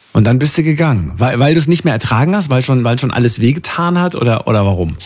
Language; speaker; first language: German; native; German